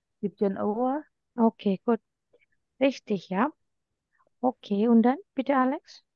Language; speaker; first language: German; non-native, fluent; Indonesian